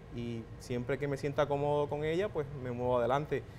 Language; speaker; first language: Spanish; native; Spanish